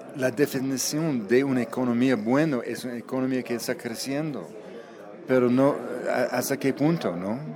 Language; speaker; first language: Spanish; non-native, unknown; English